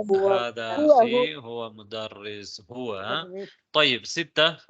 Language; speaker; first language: Arabic; non-native, fluent; Tamil